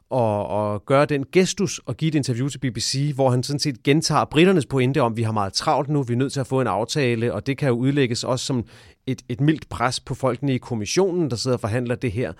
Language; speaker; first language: Danish; native; Danish